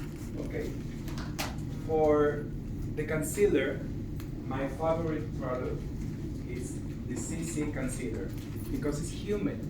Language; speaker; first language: English; non-native, learner; Spanish